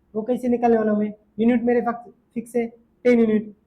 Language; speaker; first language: Hindi; non-native, local second language; Marathi